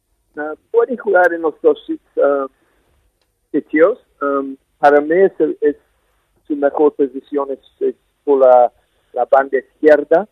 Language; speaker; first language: Spanish; non-native, fluent; English